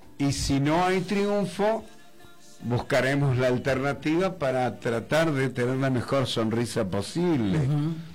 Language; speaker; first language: Spanish; native; Spanish